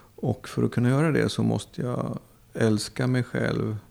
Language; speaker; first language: Swedish; native; Swedish